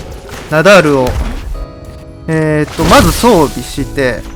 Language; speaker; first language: Japanese; native; Japanese